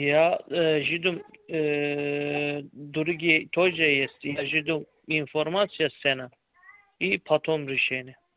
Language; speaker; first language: Russian; non-native, learner; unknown